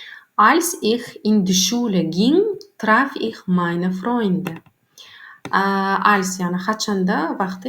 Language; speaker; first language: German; non-native, learner; Turkmen